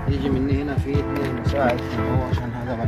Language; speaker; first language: Arabic; non-native, learner; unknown